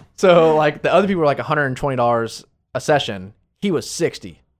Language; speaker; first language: English; native; English